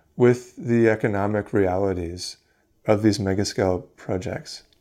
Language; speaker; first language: English; native; English